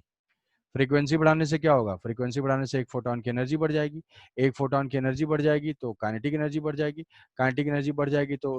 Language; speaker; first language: Hindi; native; Hindi